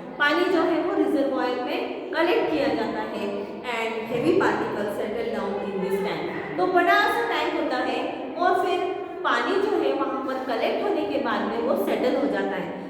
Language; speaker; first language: Hindi; non-native, local second language; Marathi